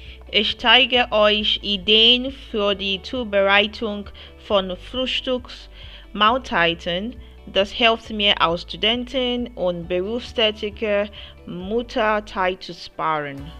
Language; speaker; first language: German; non-native, learner; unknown